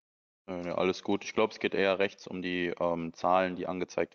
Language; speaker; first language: German; native; German